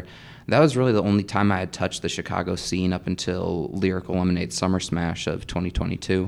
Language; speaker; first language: English; native; English